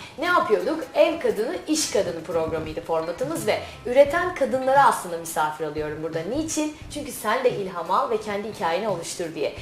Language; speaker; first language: Turkish; native; Turkish